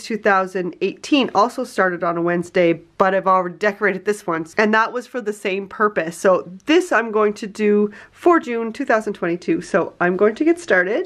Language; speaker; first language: English; native; English